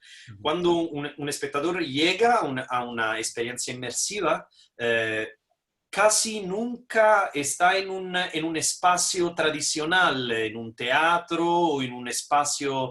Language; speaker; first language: Spanish; non-native, fluent; Italian